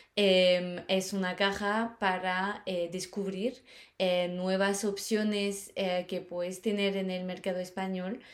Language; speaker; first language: Spanish; non-native, fluent; French